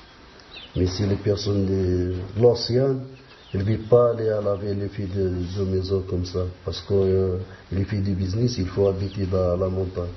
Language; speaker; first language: French; non-native, learner; Arabic